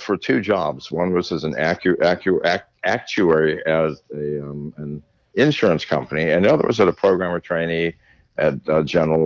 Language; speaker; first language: English; native; English